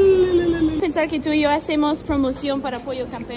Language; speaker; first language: Spanish; non-native, fluent; English